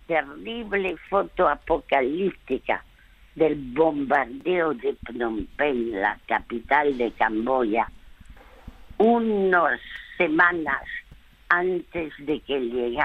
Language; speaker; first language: Spanish; early bilingual, other home language; French